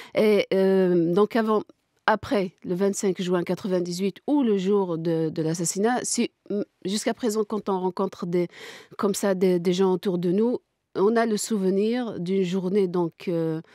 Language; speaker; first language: French; non-native, local second language; Kabyle